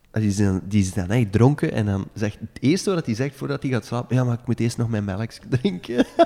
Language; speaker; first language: Dutch; native; Dutch